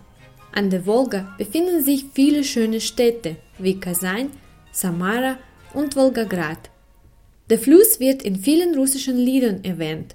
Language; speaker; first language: German; non-native, fluent; Russian